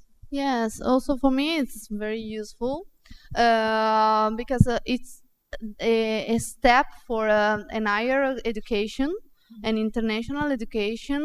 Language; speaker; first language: English; non-native, fluent; Italian